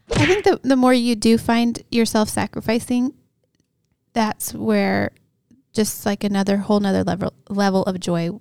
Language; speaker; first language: English; native; English